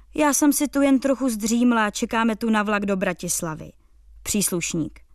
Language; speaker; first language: Czech; native; Czech